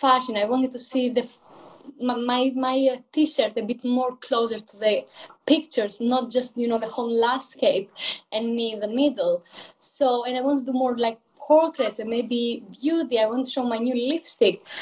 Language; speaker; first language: English; non-native, fluent; Greek